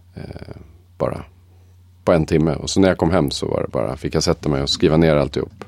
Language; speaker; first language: Swedish; native; Swedish